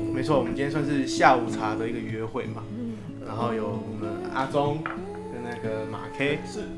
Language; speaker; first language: Chinese; native; Chinese